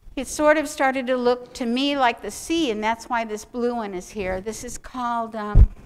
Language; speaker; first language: English; native; English